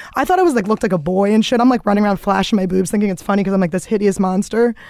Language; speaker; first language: English; native; English